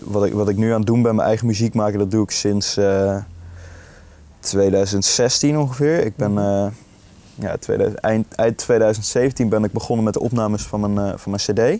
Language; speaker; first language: Dutch; native; Dutch